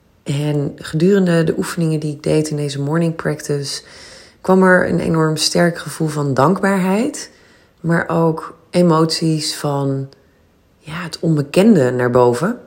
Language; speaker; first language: Dutch; native; Dutch